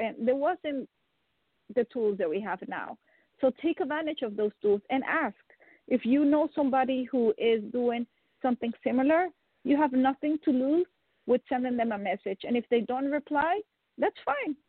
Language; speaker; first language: English; non-native, fluent; Dutch